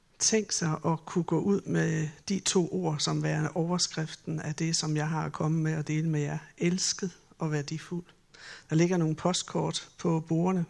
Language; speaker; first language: Danish; native; Danish